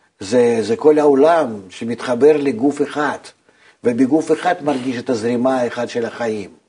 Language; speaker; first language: Hebrew; non-native, fluent; Russian